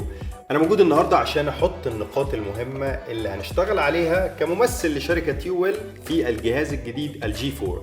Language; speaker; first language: Arabic; native; Arabic